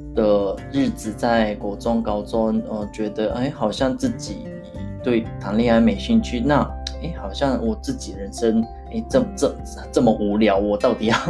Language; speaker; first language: Chinese; non-native, fluent; Japanese